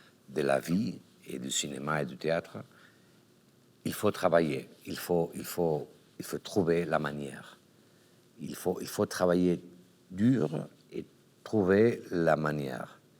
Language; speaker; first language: French; non-native, learner; Catalan